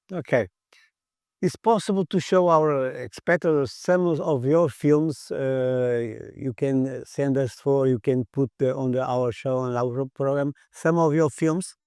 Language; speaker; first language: English; non-native, learner; Portuguese